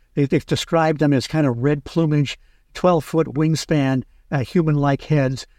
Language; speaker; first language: English; native; English